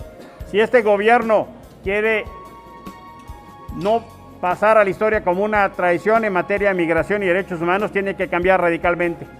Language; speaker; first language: Spanish; native; Spanish